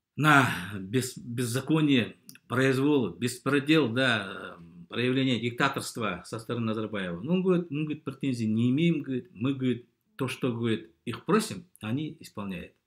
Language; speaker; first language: Russian; native; Russian